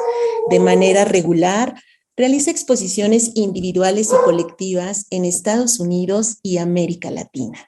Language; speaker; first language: Spanish; native; Spanish